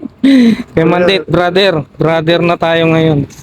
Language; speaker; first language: Filipino; native; Filipino